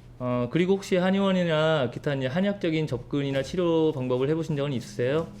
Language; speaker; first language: Korean; native; Korean